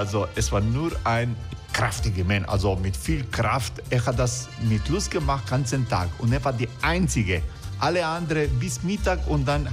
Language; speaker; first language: German; non-native, fluent; Croatian